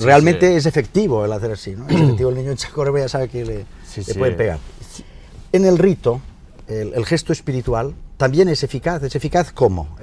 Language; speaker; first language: Spanish; native; Spanish